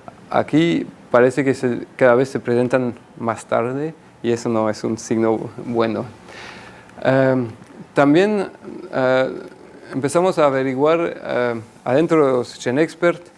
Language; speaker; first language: Spanish; non-native, fluent; French